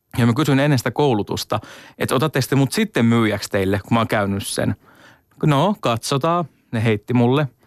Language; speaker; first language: Finnish; native; Finnish